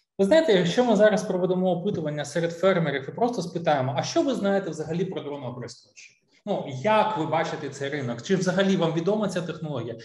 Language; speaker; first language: Ukrainian; non-native, local second language; Russian